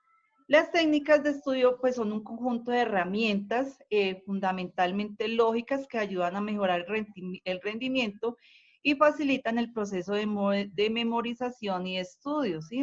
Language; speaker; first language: Spanish; native; Spanish